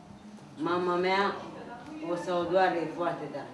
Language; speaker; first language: Romanian; non-native, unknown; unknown